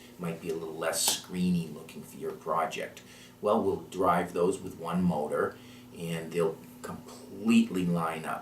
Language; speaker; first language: English; native; English